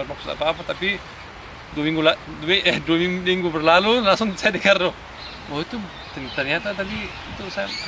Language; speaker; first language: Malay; early bilingual, other home language; German